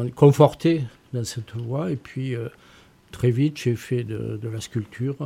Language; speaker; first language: French; native; French